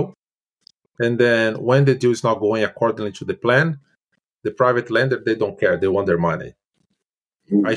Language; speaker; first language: English; non-native, fluent; Portuguese